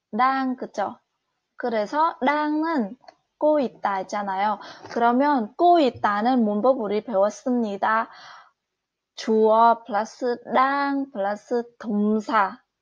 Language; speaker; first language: Korean; non-native, fluent; Vietnamese